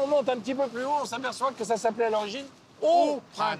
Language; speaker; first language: French; native; French